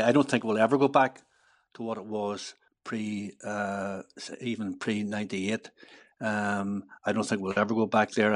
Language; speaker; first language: English; native; English